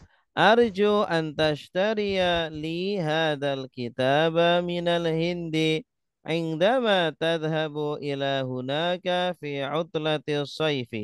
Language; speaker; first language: Arabic; non-native, fluent; Indonesian